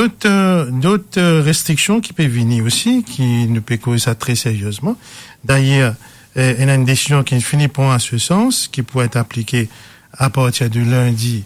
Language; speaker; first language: French; non-native, local second language; Morisyen